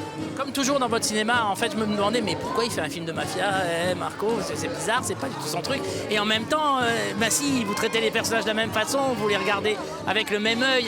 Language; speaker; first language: French; native; French